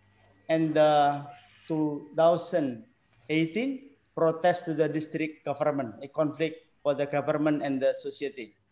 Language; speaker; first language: English; non-native, learner; Indonesian